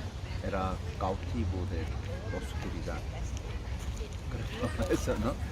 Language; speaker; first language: Spanish; non-native, learner; Korean